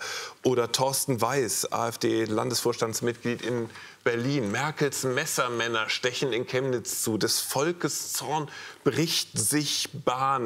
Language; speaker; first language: German; native; German